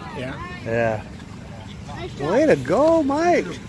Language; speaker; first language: English; native; English